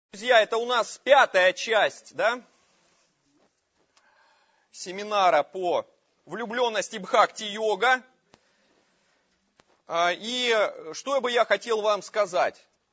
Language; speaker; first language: Russian; native; Russian